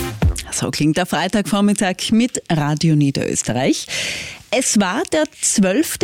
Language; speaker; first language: German; native; German